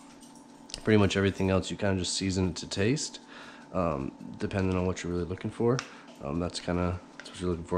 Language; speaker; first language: English; native; English